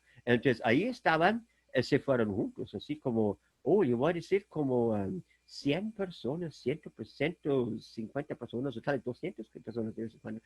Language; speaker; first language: Spanish; non-native, fluent; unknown